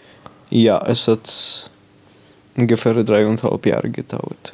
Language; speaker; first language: German; non-native, local second language; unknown